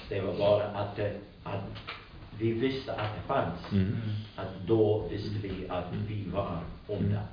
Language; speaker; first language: Swedish; non-native, fluent; English